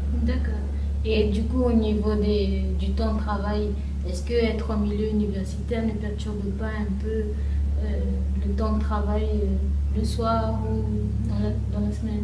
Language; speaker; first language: French; native; French